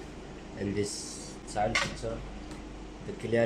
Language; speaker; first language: English; non-native, learner; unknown